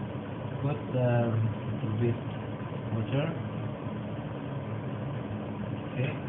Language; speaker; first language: English; non-native, learner; Indonesian